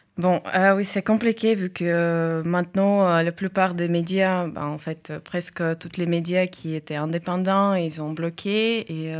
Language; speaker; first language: French; non-native, fluent; Russian